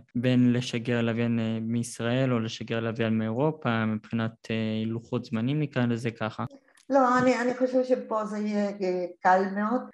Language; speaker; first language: Hebrew; non-native, fluent; Spanish